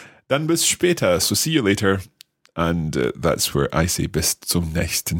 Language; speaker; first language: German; non-native, learner; English